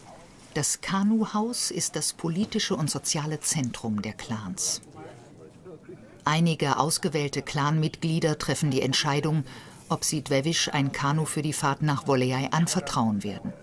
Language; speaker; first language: German; native; German